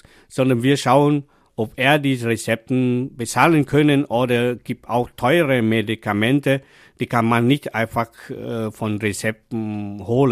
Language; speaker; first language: German; non-native, fluent; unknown